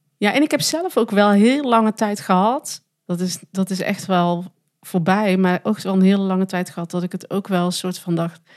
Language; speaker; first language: Dutch; native; Dutch